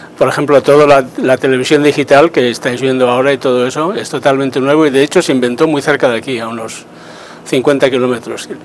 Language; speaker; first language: Spanish; native; Spanish